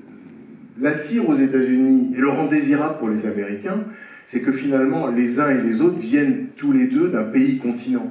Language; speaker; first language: French; native; French